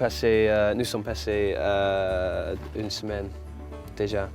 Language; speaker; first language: French; non-native, learner; English